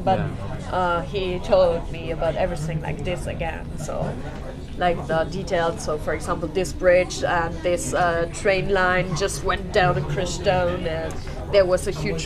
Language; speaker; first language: English; non-native, fluent; German